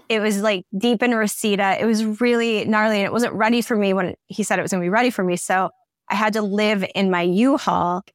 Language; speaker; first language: English; native; English